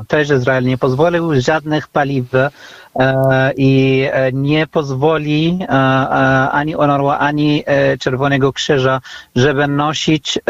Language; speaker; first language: Polish; non-native, fluent; Arabic